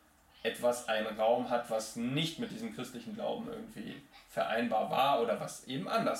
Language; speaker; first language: German; native; German